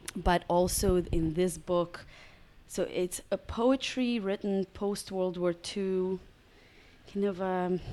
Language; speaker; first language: English; early bilingual, other home language; Russian